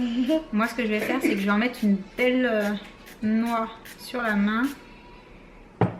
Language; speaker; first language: French; native; French